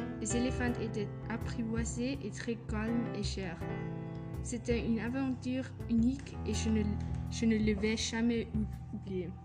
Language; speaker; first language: French; non-native, learner; German